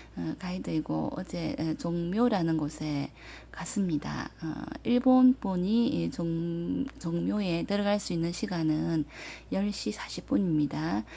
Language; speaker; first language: Korean; native; Korean